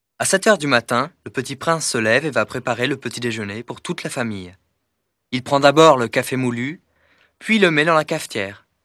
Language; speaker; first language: French; native; French